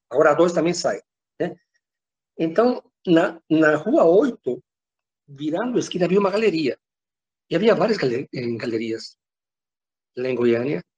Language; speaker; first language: Portuguese; non-native, fluent; Spanish